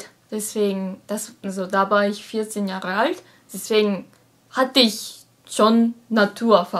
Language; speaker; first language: German; non-native, learner; Japanese